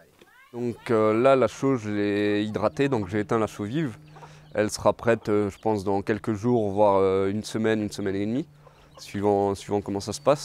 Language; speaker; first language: French; native; French